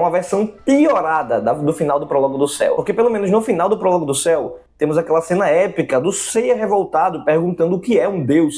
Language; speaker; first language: Portuguese; native; Portuguese